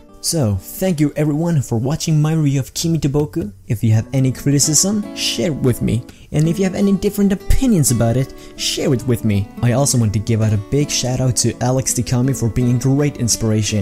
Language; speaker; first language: English; native; English